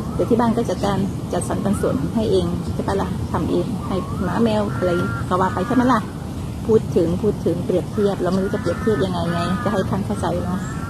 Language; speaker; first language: Thai; non-native, local second language; Northern Khmer